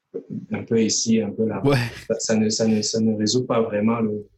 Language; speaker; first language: French; native; French